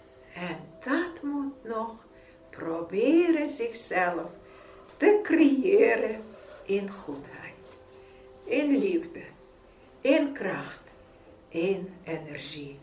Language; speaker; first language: Dutch; non-native, fluent; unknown